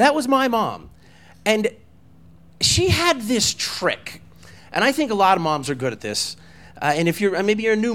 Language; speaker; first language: English; native; English